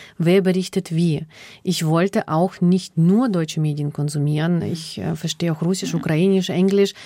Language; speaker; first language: German; early bilingual, other home language; Russian